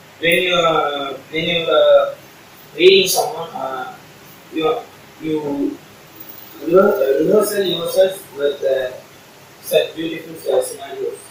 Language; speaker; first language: English; non-native, learner; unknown